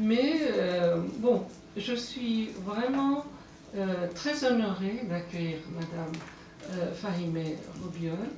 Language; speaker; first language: French; non-native, fluent; Persian